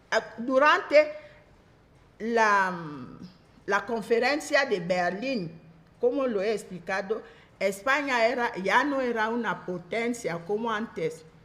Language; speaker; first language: Spanish; non-native, fluent; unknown